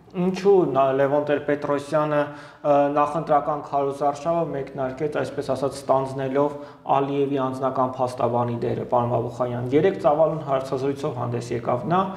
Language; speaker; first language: Armenian; native; Armenian